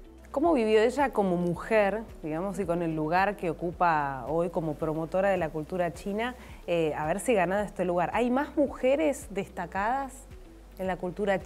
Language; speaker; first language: Spanish; native; Spanish